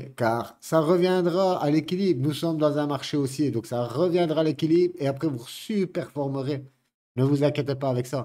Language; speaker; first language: French; native; French